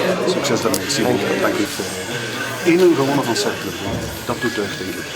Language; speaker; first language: Dutch; native; Dutch